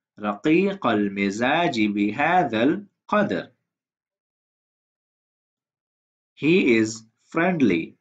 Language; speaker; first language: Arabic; non-native, fluent; Urdu